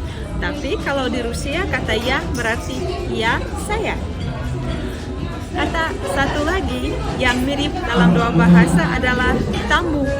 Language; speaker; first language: Indonesian; non-native, fluent; Russian